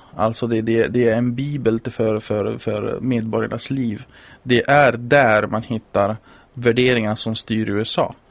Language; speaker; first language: Swedish; non-native, fluent; Italian